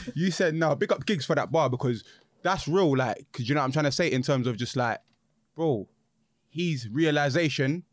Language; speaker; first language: English; native; English